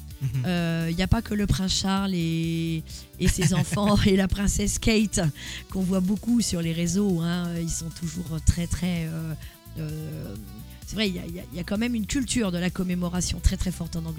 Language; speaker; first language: French; native; French